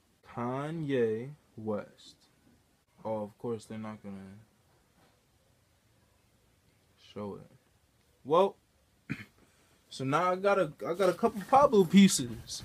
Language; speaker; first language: English; native; English